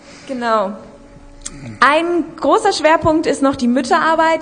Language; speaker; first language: German; native; German